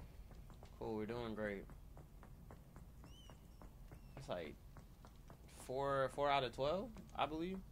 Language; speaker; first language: English; native; English